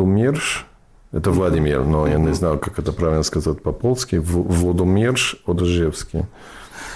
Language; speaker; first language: Russian; non-native, fluent; English